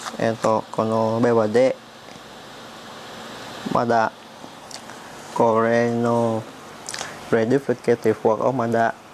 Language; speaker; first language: Japanese; non-native, learner; Vietnamese